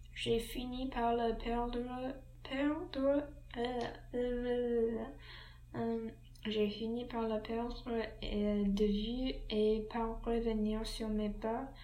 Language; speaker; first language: French; non-native, learner; English